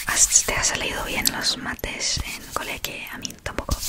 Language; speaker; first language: Spanish; non-native, learner; English